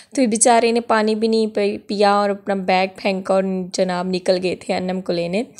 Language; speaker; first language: Urdu; non-native, local second language; Punjabi